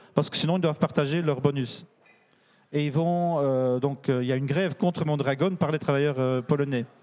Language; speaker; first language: French; native; French